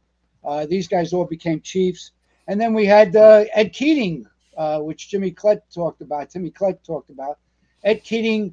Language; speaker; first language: English; native; English